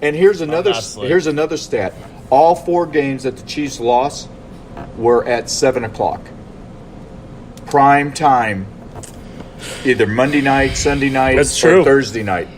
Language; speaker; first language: English; native; English